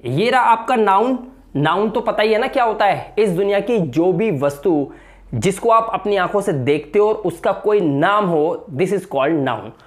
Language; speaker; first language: Hindi; native; Hindi